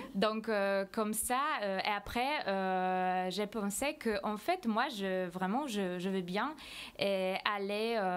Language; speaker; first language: French; non-native, fluent; Polish